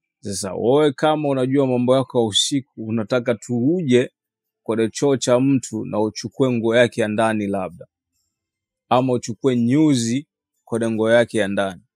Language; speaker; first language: Swahili; native; Swahili